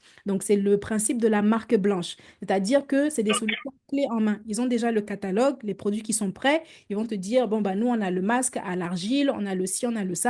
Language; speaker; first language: French; native; French